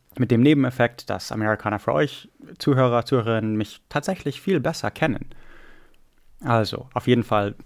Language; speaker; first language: German; non-native, fluent; English